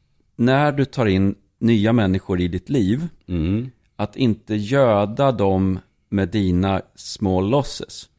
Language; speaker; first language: Swedish; native; Swedish